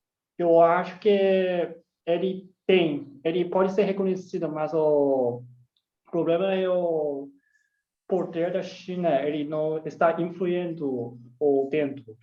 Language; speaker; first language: Portuguese; non-native, learner; Chinese